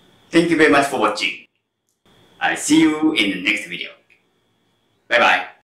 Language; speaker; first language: English; non-native, fluent; Japanese